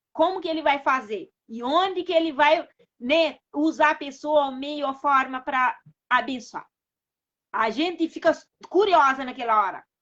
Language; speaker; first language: Portuguese; non-native, local second language; Kabuverdianu